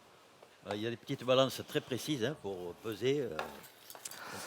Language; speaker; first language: French; native; French